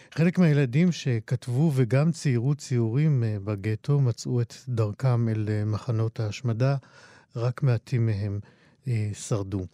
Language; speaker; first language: Hebrew; native; Hebrew